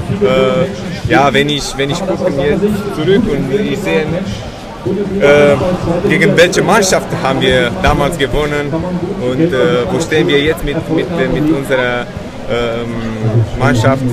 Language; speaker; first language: German; non-native, fluent; Romanian